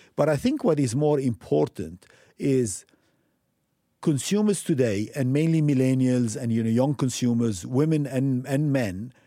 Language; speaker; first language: English; non-native, fluent; Arabic